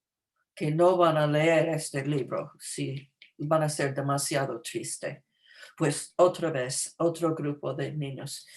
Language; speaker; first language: Spanish; non-native, fluent; English